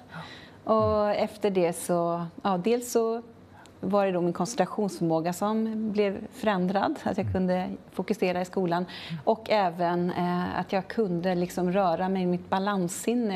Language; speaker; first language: Swedish; native; Swedish